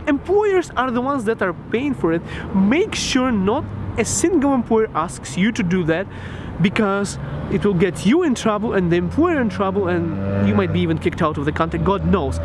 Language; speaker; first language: English; non-native, local second language; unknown